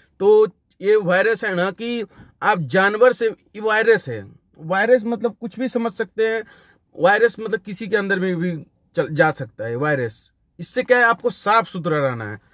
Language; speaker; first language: Hindi; native; Hindi